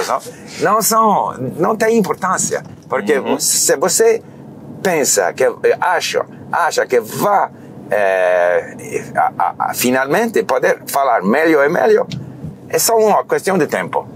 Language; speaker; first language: Portuguese; non-native, fluent; English